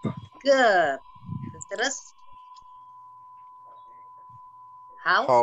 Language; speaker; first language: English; non-native, fluent; Indonesian